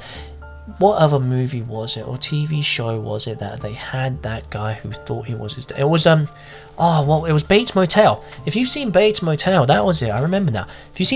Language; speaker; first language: English; native; English